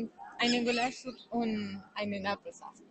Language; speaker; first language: German; non-native, learner; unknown